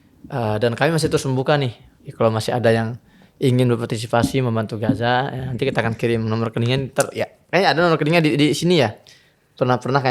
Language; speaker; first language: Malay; non-native, fluent; Arabic